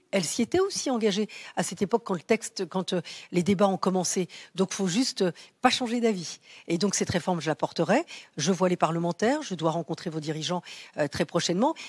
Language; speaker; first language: French; native; French